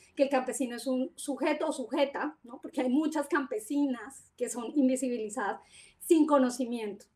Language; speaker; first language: Spanish; native; Spanish